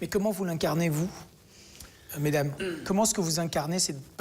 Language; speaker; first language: French; native; French